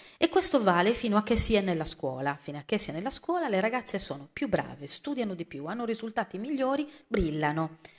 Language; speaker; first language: Italian; native; Italian